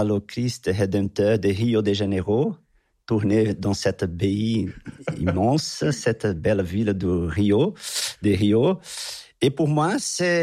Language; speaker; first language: French; non-native, fluent; Portuguese